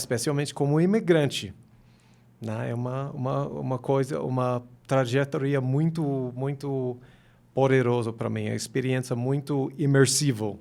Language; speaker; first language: Portuguese; non-native, fluent; English